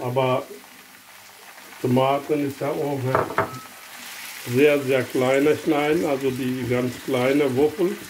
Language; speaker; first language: German; non-native, fluent; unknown